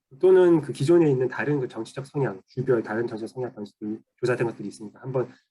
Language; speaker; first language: Korean; native; Korean